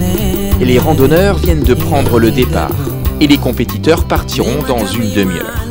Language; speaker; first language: French; native; French